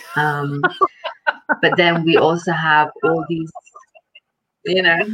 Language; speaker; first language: English; early bilingual, other home language; Lithuanian